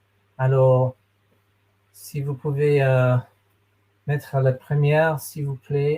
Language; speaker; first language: French; non-native, fluent; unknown